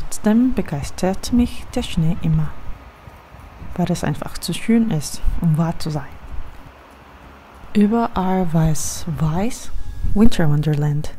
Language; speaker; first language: German; non-native, fluent; Korean